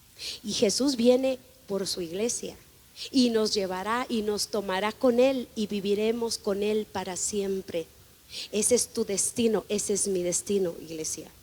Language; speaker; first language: Spanish; native; Spanish